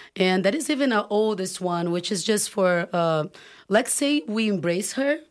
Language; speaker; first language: English; non-native, fluent; Portuguese